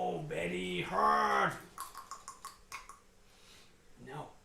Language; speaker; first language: English; non-native, learner; Japanese